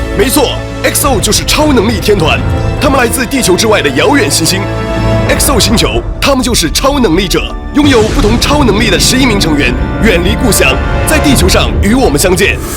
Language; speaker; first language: Chinese; native; Chinese